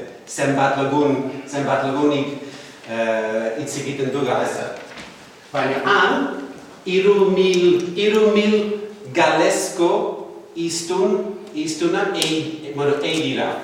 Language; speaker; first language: Basque; non-native, fluent; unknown